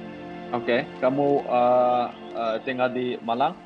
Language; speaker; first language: Indonesian; non-native, learner; Dutch